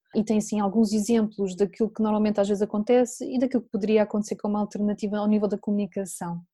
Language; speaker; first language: Portuguese; native; Portuguese